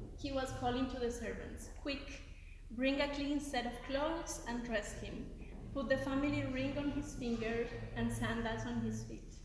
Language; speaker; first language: English; non-native, fluent; Spanish